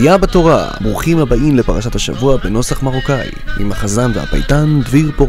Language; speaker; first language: Hebrew; native; Hebrew